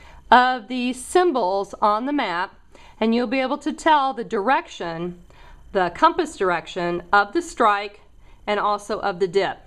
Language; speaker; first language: English; native; English